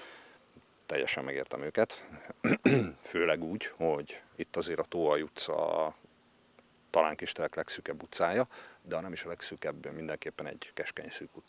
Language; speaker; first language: Hungarian; native; Hungarian